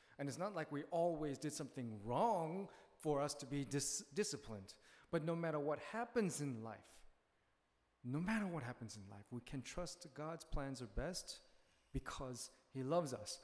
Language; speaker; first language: English; early bilingual, other home language; Korean